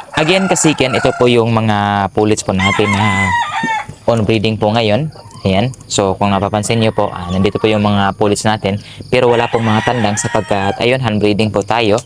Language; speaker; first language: Filipino; non-native, local second language; Cebuano